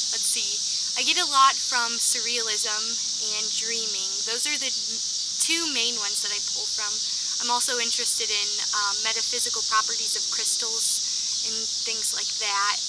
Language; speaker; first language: English; native; English